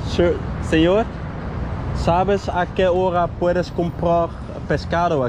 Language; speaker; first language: Spanish; non-native, learner; Dutch